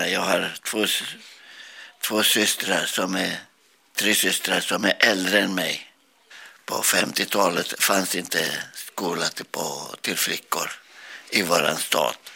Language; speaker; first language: Swedish; non-native, learner; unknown